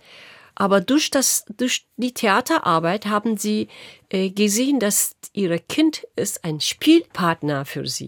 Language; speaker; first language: German; non-native, local second language; Turkish